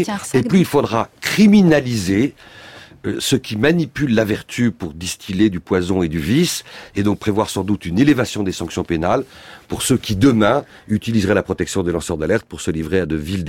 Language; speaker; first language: French; native; French